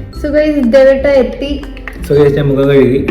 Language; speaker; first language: Malayalam; non-native, fluent; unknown